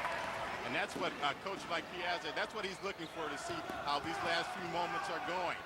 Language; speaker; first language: English; native; English